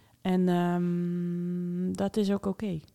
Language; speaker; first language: Dutch; native; Dutch